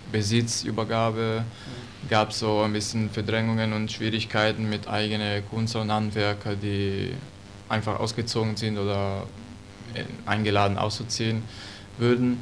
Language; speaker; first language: German; non-native, learner; Italian